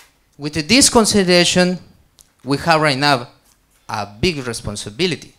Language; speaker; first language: English; non-native, learner; Spanish